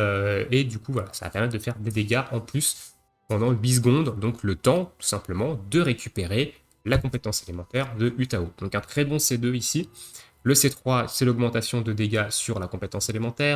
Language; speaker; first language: French; native; French